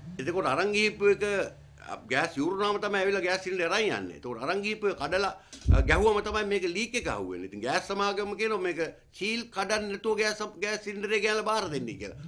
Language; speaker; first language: Sinhala; native; Sinhala